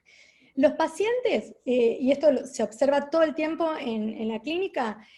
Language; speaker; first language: Spanish; native; Spanish